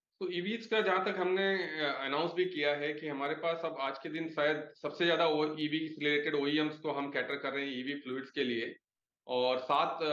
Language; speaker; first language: Hindi; native; Hindi